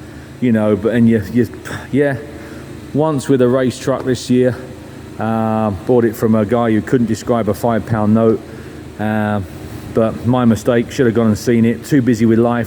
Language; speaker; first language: English; native; English